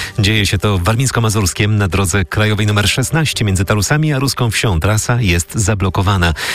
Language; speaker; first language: Polish; native; Polish